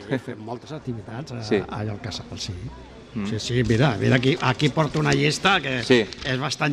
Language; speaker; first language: Catalan; non-native, local second language; Spanish